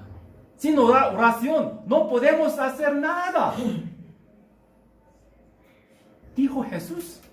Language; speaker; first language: Spanish; non-native, learner; Korean